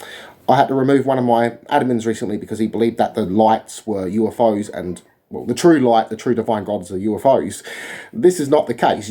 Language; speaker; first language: English; native; English